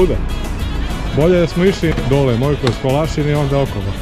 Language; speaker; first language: Croatian; native; Croatian